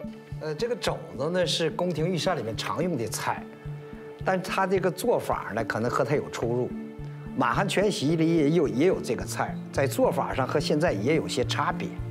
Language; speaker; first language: Chinese; native; Chinese